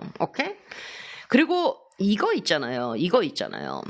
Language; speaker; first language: Korean; native; Korean